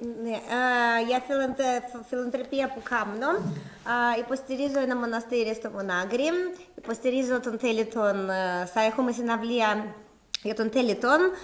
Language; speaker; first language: Greek; non-native, learner; Russian